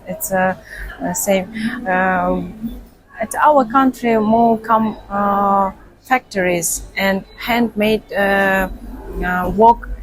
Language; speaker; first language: English; non-native, learner; Russian